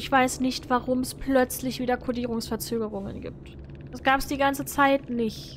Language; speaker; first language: German; native; German